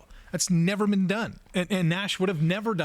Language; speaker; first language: English; native; English